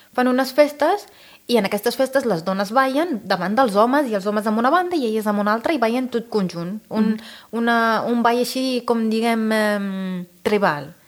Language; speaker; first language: Catalan; non-native, fluent; Arabic